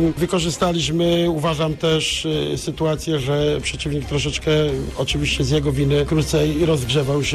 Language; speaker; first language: Polish; native; Polish